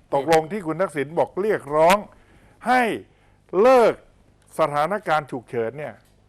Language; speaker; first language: Thai; native; Thai